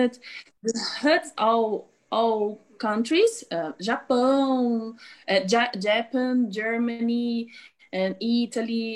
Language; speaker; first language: English; non-native, learner; Portuguese